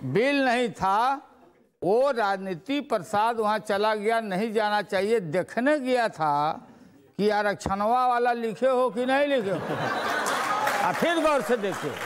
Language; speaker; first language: Hindi; native; Hindi